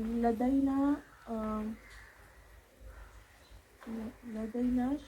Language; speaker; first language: Arabic; non-native, learner; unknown